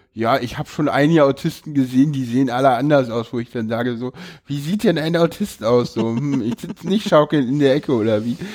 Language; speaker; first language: German; native; German